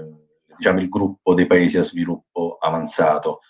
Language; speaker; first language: Italian; native; Italian